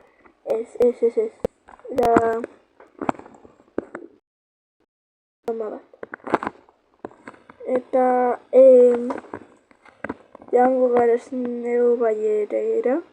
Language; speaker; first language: Basque; non-native, local second language; Spanish